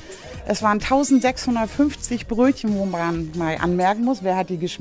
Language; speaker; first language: German; native; German